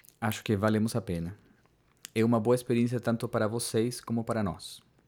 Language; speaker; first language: Portuguese; non-native, fluent; Spanish